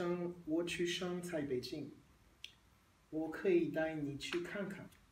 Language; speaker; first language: Chinese; non-native, learner; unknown